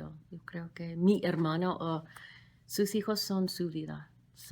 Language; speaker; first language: Spanish; non-native, fluent; English